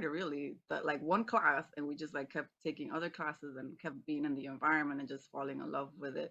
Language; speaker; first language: English; native; English